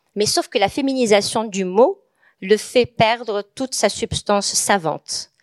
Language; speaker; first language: French; non-native, local second language; Arabic